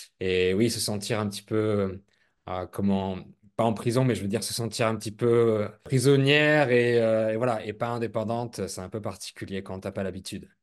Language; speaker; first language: French; native; French